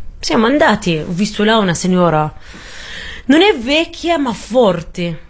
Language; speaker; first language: Italian; non-native, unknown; Arabic